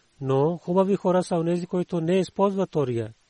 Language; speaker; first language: Bulgarian; non-native, learner; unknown